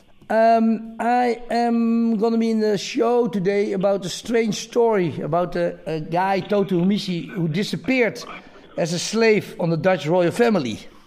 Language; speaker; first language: English; non-native, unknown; Dutch